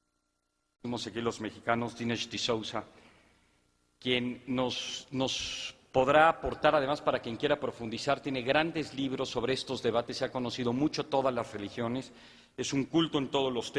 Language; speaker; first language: Spanish; native; Spanish